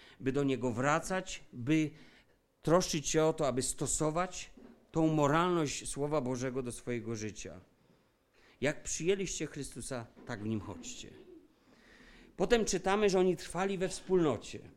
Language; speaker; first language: Polish; native; Polish